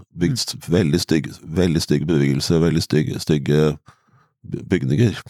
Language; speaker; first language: Norwegian; native; Norwegian